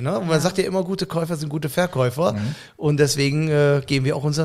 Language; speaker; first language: German; native; German